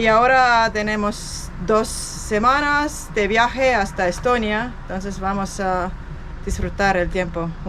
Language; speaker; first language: Spanish; non-native, fluent; Estonian